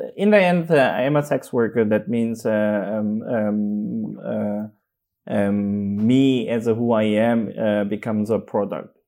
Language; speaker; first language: English; non-native, fluent; Korean